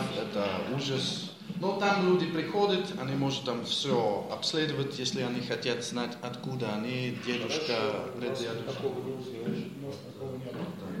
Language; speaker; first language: Russian; non-native, learner; Dutch